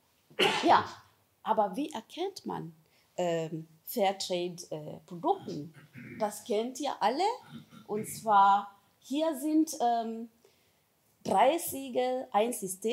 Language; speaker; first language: German; non-native, fluent; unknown